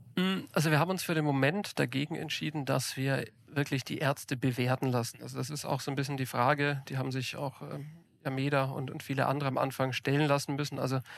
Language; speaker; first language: German; native; German